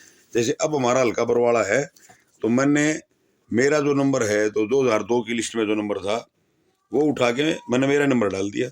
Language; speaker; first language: Hindi; native; Hindi